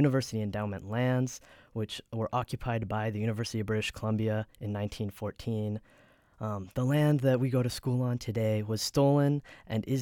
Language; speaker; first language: English; native; English